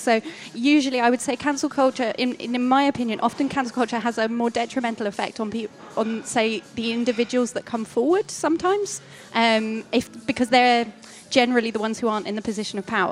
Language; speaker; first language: English; native; English